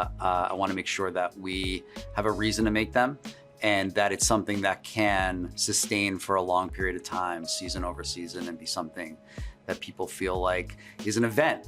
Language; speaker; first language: English; native; English